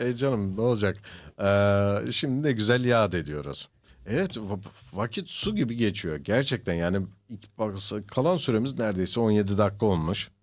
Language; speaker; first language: Turkish; early bilingual, heritage; Turkish